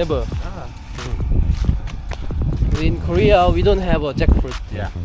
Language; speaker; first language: English; non-native, learner; Korean